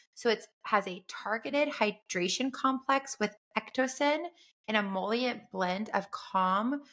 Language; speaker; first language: English; native; English